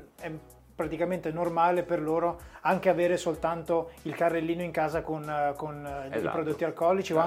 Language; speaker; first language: Italian; native; Italian